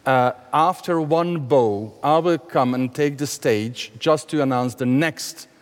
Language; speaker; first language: English; non-native, fluent; Hungarian